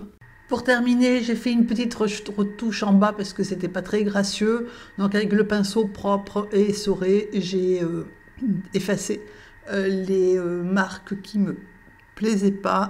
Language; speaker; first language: French; native; French